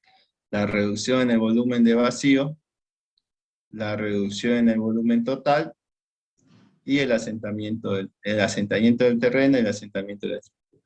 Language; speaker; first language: Spanish; native; Spanish